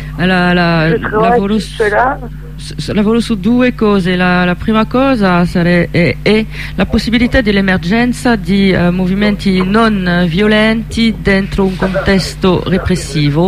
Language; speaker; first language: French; non-native, learner; Italian